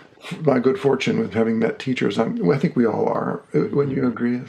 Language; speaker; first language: English; native; English